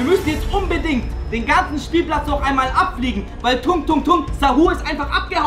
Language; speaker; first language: German; native; German